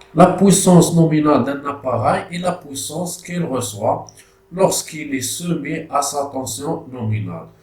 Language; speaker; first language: French; non-native, local second language; Arabic